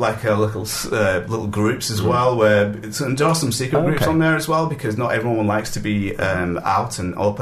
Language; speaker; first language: English; native; English